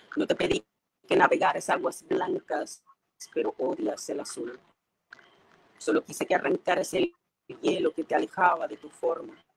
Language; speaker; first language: Spanish; native; Spanish